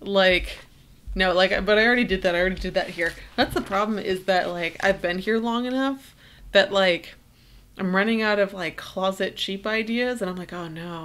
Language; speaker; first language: English; native; English